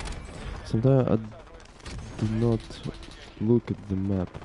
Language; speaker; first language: English; non-native, learner; Ukrainian